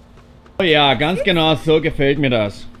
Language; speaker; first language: German; native; German